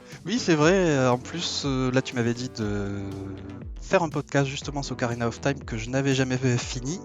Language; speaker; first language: French; native; French